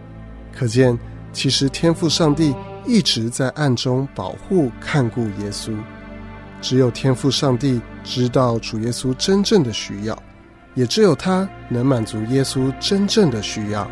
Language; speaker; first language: Chinese; native; Chinese